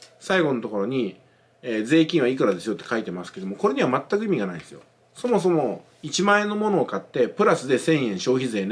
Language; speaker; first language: Japanese; native; Japanese